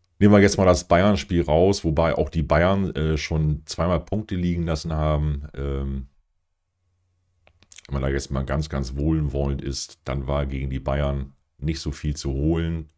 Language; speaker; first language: German; native; German